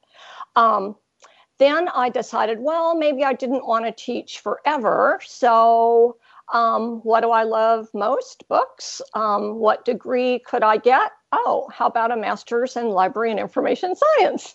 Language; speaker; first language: English; native; English